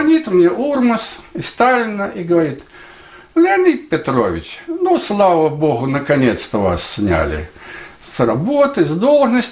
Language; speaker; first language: Russian; native; Russian